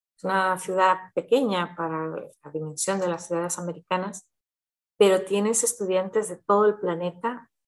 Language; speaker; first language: Spanish; early bilingual, heritage; Spanish